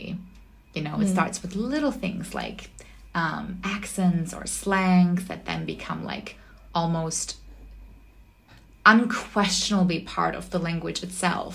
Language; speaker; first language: English; non-native, fluent; German